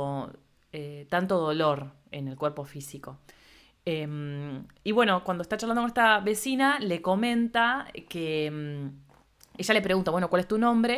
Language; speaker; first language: Spanish; native; Spanish